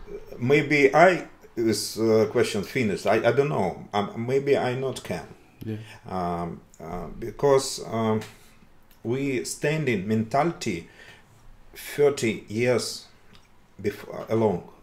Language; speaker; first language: English; non-native, learner; Russian